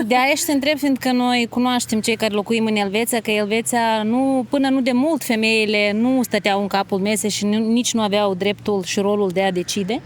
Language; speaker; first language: Romanian; native; Romanian